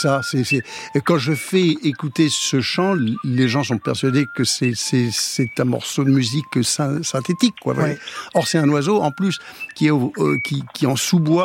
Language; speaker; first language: French; native; French